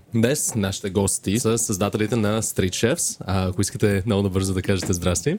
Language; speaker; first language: Bulgarian; native; Bulgarian